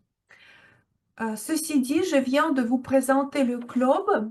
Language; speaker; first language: French; non-native, fluent; Russian